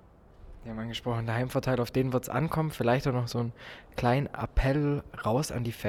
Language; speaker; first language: German; native; German